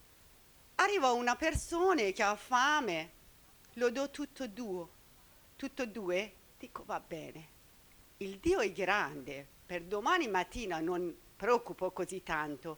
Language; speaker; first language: Italian; non-native, learner; Persian